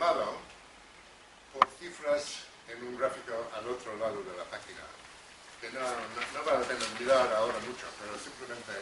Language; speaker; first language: Spanish; non-native, fluent; English